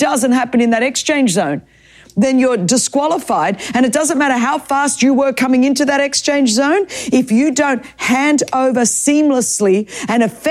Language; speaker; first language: English; non-native, local second language; Greek